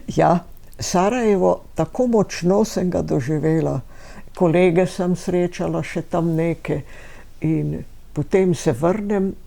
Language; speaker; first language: Slovenian; native; Slovenian